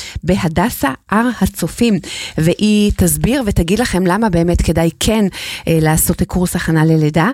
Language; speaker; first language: Hebrew; native; Hebrew